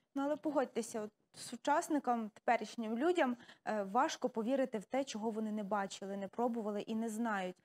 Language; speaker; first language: Ukrainian; native; Ukrainian